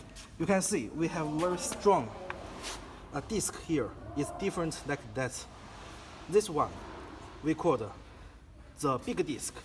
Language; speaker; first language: English; non-native, learner; Chinese